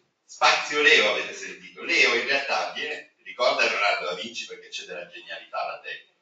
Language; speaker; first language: Italian; native; Italian